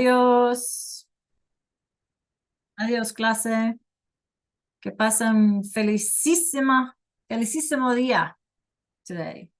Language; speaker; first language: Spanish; non-native, fluent; English